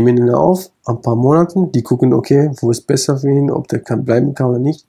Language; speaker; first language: German; non-native, fluent; Kurdish